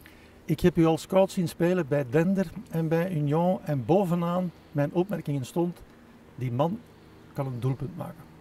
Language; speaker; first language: Dutch; native; Dutch